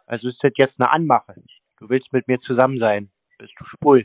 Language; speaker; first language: German; native; German